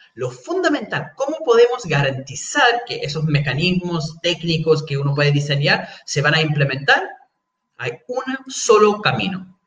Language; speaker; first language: Spanish; non-native, fluent; English